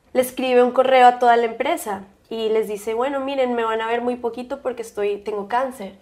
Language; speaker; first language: Spanish; early bilingual, heritage; Spanish